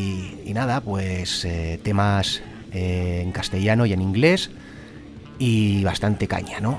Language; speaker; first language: Spanish; native; Spanish